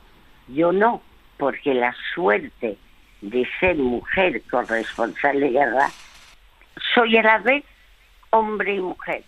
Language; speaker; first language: Spanish; early bilingual, other home language; French